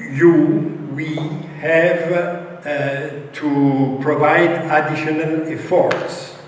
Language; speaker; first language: English; non-native, fluent; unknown